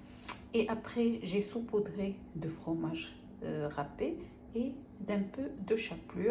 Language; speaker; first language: French; non-native, local second language; Arabic